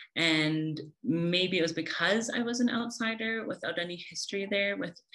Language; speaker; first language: English; native; English